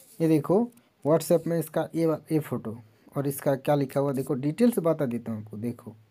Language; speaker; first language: Hindi; non-native, local second language; Bangla